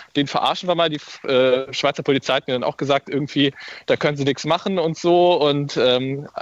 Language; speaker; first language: German; native; German